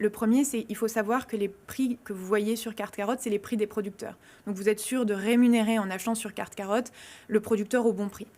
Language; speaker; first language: French; native; French